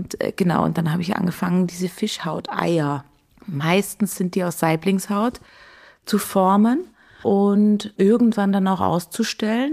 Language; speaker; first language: German; native; German